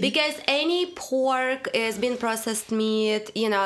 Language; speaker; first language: English; non-native, fluent; Russian